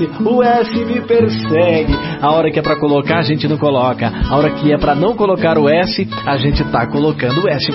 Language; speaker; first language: Portuguese; native; Portuguese